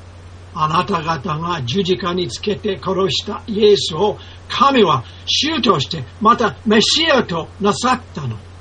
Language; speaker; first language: Japanese; non-native, fluent; English